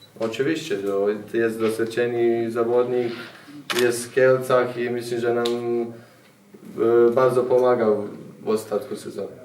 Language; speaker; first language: Polish; non-native, fluent; Bosnian